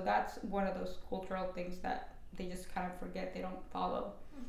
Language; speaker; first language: English; native; English